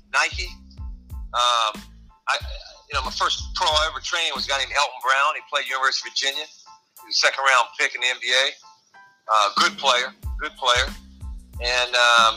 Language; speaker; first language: English; native; English